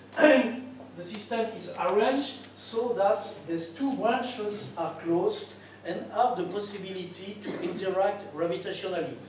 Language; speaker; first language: English; non-native, fluent; French